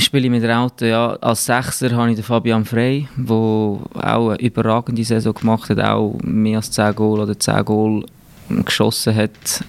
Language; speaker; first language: German; native; German